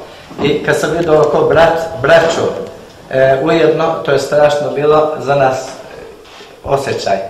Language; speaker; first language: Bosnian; early bilingual, heritage; Bosnian